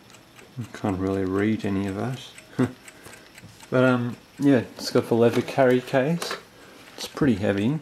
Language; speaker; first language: English; native; English